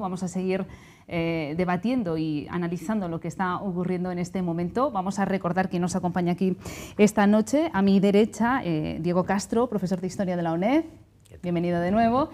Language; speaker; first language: Spanish; native; Spanish